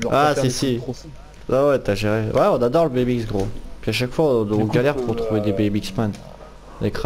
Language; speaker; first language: French; native; French